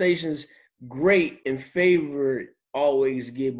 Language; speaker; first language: English; native; English